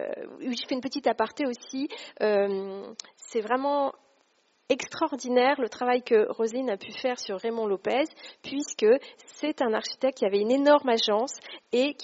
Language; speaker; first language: French; native; French